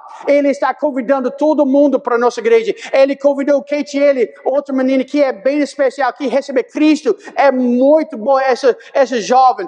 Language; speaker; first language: Portuguese; non-native, fluent; English